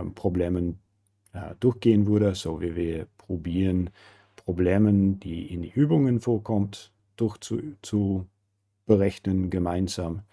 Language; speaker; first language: German; non-native, fluent; English